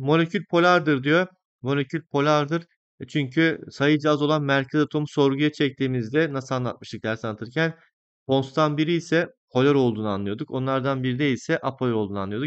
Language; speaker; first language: Turkish; native; Turkish